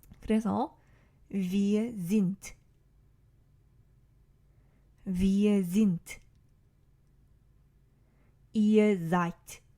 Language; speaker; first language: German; non-native, learner; Korean